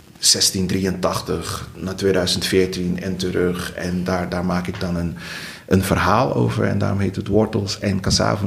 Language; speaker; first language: Dutch; early bilingual, other home language; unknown